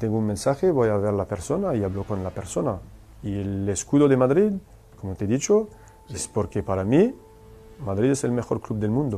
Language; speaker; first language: Spanish; non-native, fluent; French